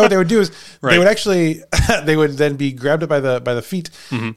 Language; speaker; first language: English; native; English